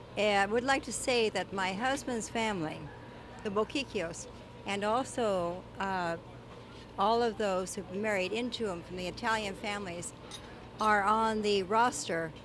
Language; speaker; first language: English; native; English